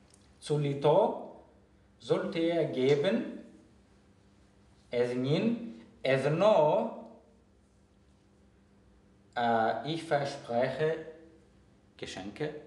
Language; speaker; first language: German; non-native, fluent; Greek